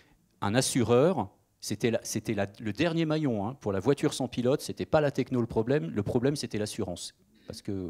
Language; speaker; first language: French; native; French